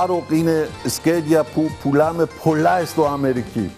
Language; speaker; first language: Greek; non-native, learner; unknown